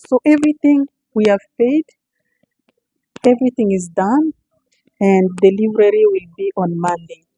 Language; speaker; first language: English; non-native, fluent; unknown